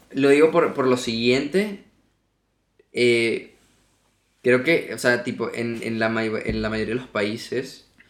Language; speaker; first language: Spanish; native; Spanish